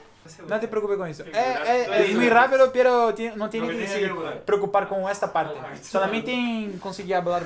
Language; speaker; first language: Spanish; non-native, learner; Portuguese